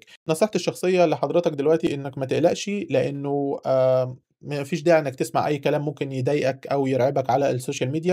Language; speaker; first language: Arabic; native; Arabic